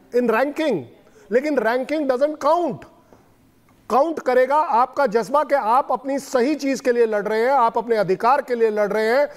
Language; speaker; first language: Hindi; native; Hindi